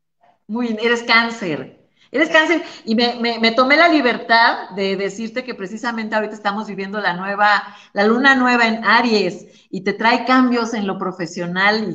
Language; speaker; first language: Spanish; native; Spanish